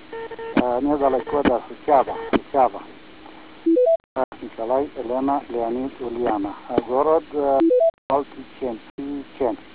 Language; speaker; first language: Russian; non-native, local second language; Romanian